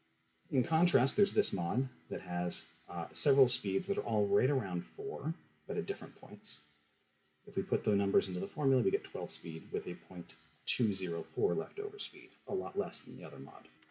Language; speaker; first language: English; native; English